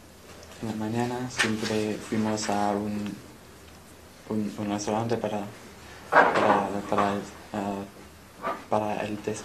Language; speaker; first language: Spanish; non-native, learner; English